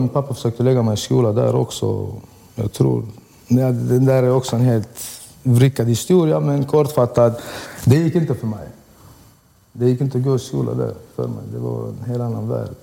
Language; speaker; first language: Swedish; early bilingual, other home language; Arabic